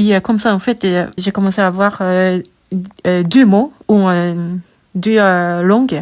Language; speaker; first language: French; non-native, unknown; Japanese